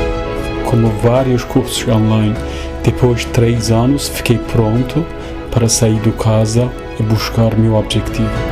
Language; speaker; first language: Portuguese; non-native, fluent; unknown